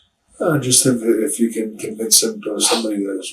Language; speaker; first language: English; native; English